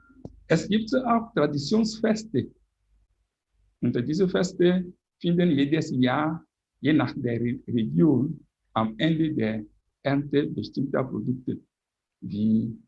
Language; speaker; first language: German; non-native, fluent; French